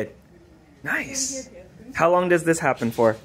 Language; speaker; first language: English; native; English